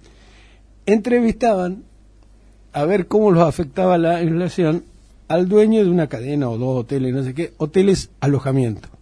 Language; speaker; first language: Spanish; native; Spanish